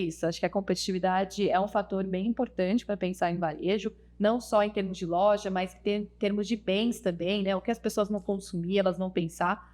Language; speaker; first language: Portuguese; native; Portuguese